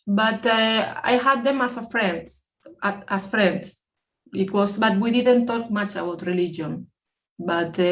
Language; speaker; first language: English; non-native, fluent; Spanish